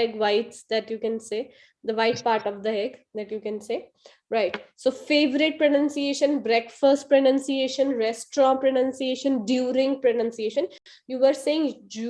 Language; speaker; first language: English; non-native, local second language; Hindi